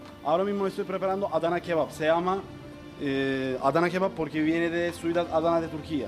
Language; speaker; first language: Spanish; non-native, learner; Turkish